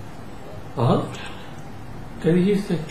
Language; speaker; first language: Spanish; native; Spanish